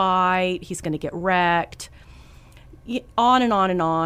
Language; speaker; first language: English; native; English